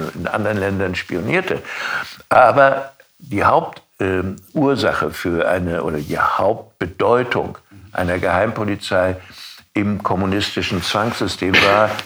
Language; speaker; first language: German; native; German